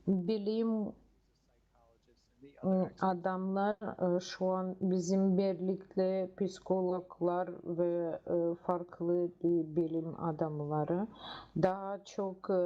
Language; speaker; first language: Turkish; non-native, learner; Russian